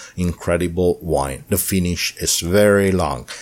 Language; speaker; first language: English; non-native, fluent; Italian